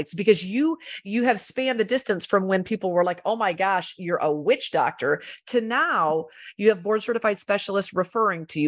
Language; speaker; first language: English; native; English